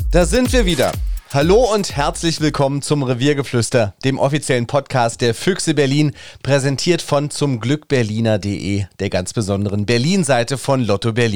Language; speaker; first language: German; native; German